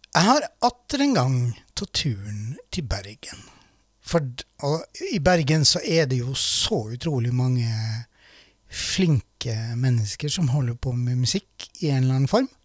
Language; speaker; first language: Norwegian; native; Norwegian